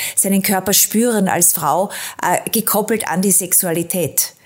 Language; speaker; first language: German; native; German